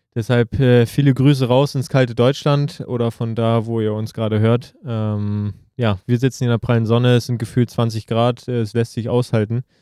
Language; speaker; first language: German; native; German